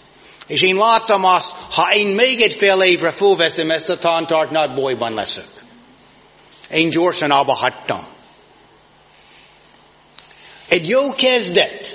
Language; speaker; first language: Hungarian; non-native, learner; English